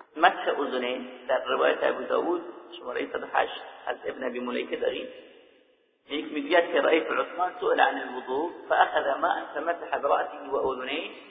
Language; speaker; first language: Persian; native; Persian